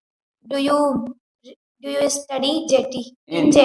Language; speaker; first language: English; non-native, learner; Hindi